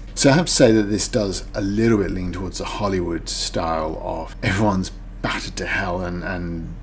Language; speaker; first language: English; native; English